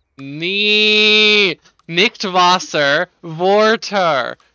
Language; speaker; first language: German; non-native, learner; English